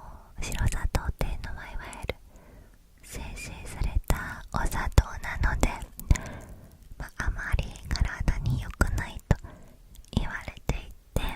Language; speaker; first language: Japanese; native; Japanese